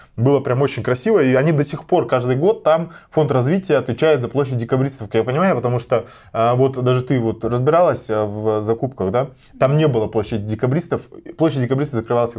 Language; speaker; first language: Russian; native; Russian